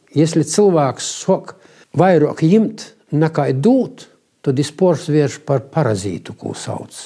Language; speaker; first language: Latvian; native; Latvian